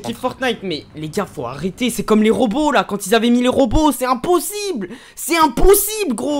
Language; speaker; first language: French; native; French